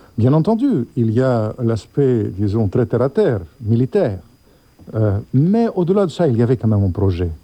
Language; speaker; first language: French; non-native, fluent; Russian